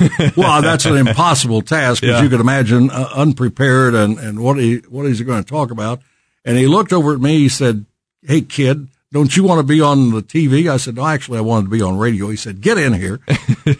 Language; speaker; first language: English; native; English